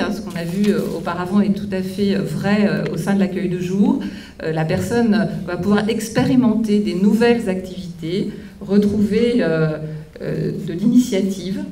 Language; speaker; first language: French; native; French